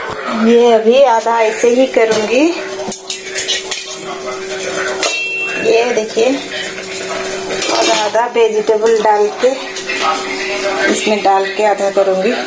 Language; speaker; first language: Hindi; native; Hindi